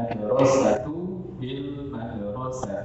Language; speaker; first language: Arabic; non-native, fluent; Indonesian